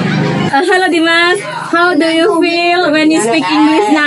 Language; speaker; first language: English; non-native, learner; Indonesian